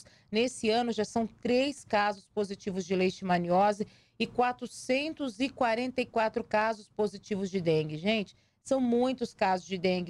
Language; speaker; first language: Portuguese; native; Portuguese